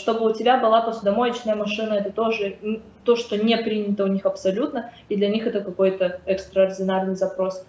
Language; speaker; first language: Russian; native; Russian